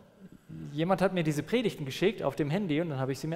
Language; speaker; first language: German; non-native, fluent; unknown